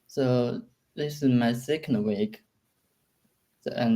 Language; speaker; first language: English; non-native, learner; Chinese